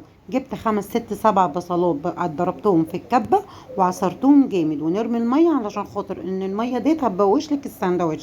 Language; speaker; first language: Arabic; native; Arabic